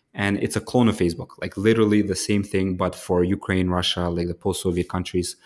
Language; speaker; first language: English; early bilingual, other home language; Ukrainian